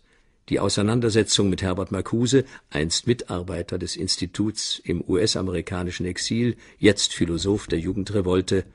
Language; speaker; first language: German; native; German